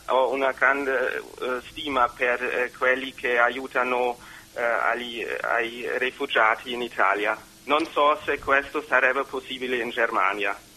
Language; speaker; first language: Italian; non-native, learner; German